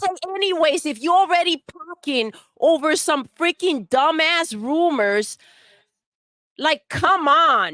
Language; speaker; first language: English; native; English